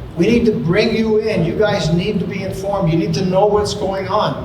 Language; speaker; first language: English; non-native, fluent; Spanish